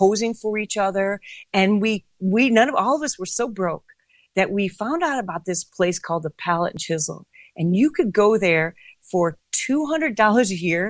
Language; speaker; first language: English; native; English